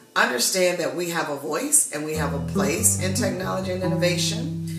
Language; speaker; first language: English; native; English